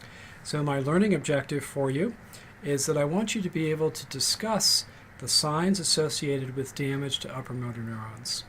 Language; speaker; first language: English; native; English